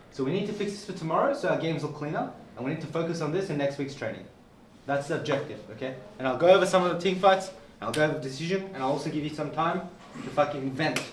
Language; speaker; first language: English; non-native, fluent; Portuguese